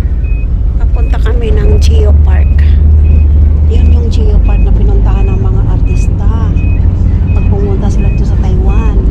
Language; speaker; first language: Filipino; non-native, local second language; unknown